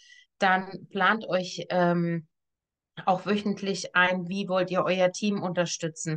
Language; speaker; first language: German; native; German